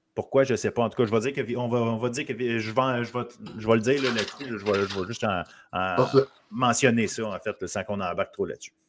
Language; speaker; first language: French; native; French